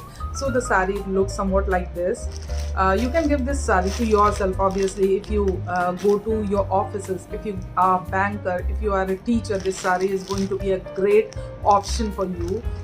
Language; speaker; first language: English; non-native, local second language; Hindi